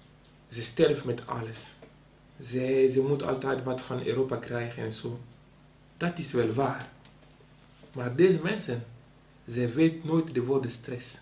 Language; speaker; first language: Dutch; non-native, local second language; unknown